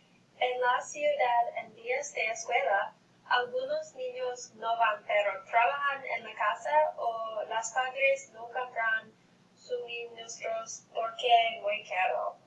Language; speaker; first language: Spanish; non-native, learner; English